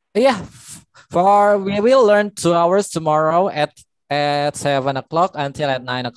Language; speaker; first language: English; non-native, learner; Indonesian